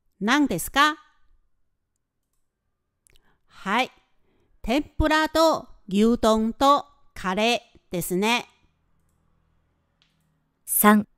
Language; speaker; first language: Japanese; non-native, fluent; Chinese